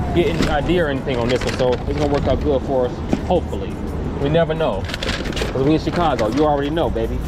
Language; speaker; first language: English; native; English